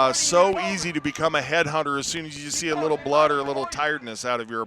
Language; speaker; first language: English; native; English